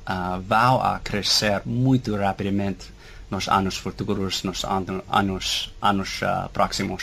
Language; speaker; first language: Portuguese; non-native, fluent; English